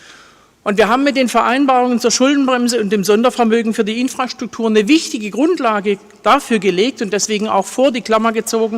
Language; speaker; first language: German; native; German